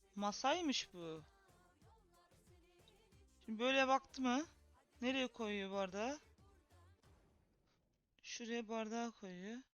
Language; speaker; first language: Turkish; native; Turkish